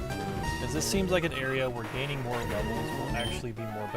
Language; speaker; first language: English; native; English